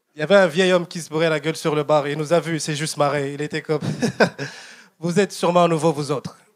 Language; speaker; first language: French; non-native, local second language; Kinyarwanda